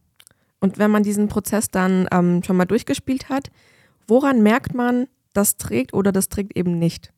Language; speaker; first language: German; native; German